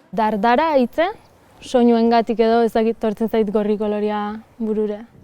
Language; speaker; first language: Basque; native; Basque